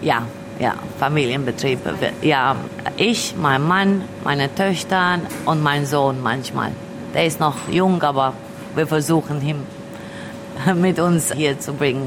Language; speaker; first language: German; early bilingual, other home language; Albanian